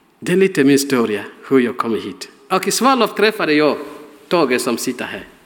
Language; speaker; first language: Swedish; non-native, learner; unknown